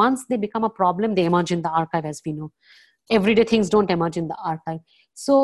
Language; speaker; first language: English; non-native, local second language; Bangla